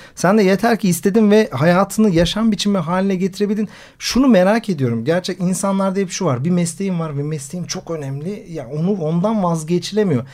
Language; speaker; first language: Turkish; native; Turkish